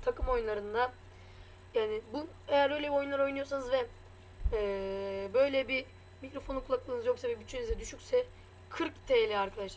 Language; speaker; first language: Turkish; native; Turkish